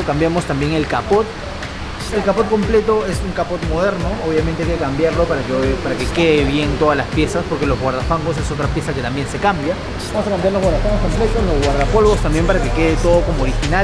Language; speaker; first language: Spanish; native; Spanish